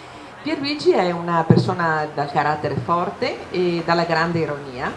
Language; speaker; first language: Italian; native; Italian